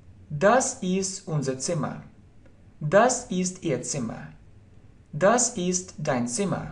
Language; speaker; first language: German; non-native, fluent; Russian